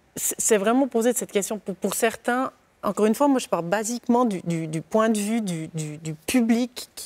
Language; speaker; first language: French; native; French